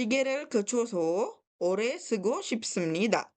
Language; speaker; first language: Korean; non-native, fluent; Sinhala